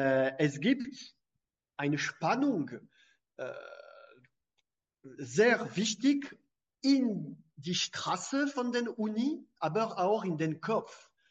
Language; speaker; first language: German; non-native, fluent; French